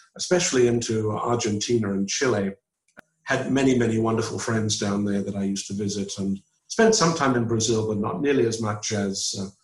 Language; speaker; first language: English; native; English